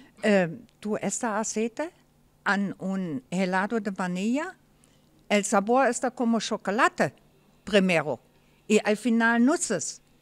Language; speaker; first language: Spanish; non-native, learner; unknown